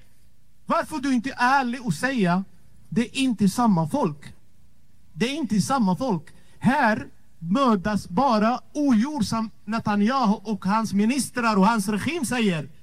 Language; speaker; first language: Swedish; non-native, learner; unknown